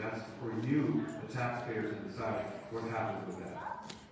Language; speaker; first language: English; early bilingual, other home language; Spanish